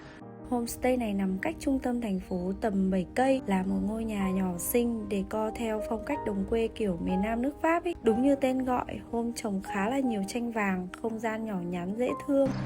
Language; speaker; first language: Vietnamese; native; Vietnamese